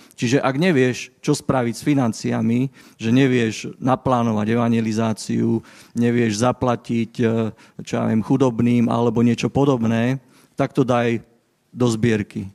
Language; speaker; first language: Slovak; native; Slovak